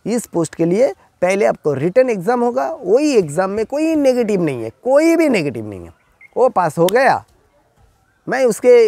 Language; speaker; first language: Hindi; non-native, local second language; Bangla